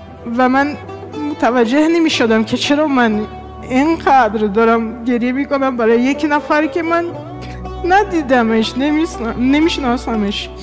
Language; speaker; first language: Persian; non-native, fluent; Portuguese